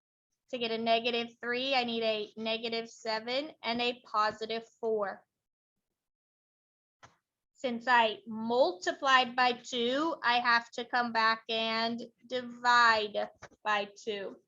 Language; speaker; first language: English; native; English